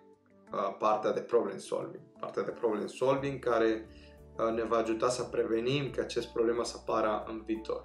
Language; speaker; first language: Romanian; non-native, fluent; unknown